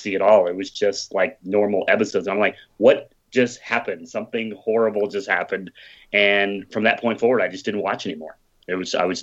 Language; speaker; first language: English; native; English